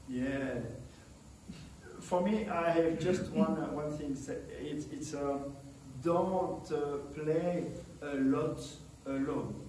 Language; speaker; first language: English; non-native, learner; French